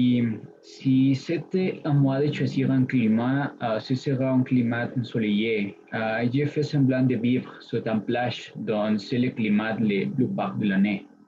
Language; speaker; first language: French; non-native, learner; Spanish